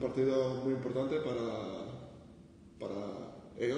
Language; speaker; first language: Spanish; non-native, fluent; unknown